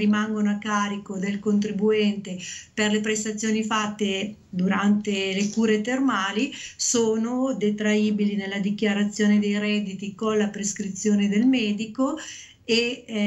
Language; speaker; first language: Italian; native; Italian